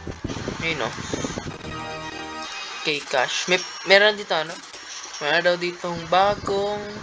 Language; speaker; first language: Filipino; native; Filipino